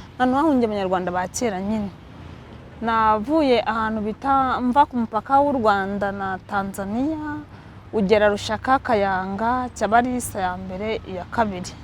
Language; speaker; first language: Kinyarwanda; early bilingual, heritage; Kinyarwanda